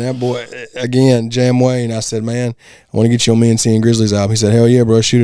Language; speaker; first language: English; native; English